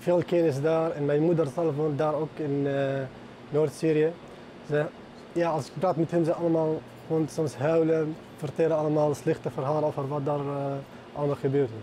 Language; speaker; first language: Dutch; non-native, fluent; Arabic